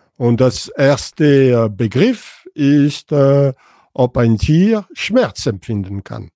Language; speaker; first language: German; non-native, fluent; French